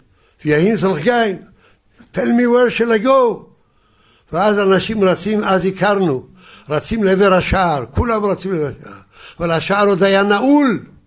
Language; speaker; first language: Hebrew; early bilingual, other home language; Yiddish